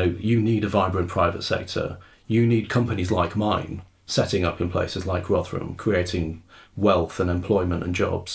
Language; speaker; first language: English; native; English